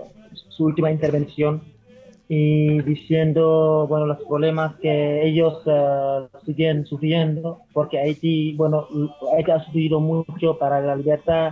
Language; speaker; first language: Spanish; non-native, learner; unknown